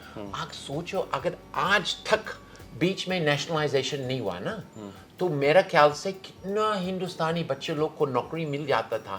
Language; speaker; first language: Hindi; non-native, fluent; English